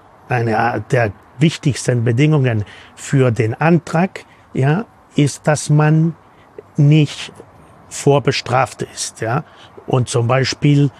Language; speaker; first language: German; non-native, fluent; Spanish